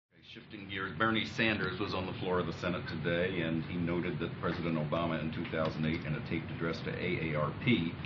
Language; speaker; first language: English; native; English